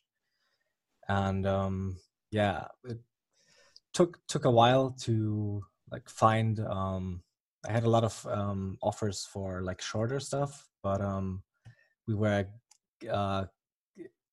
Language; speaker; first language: English; non-native, fluent; German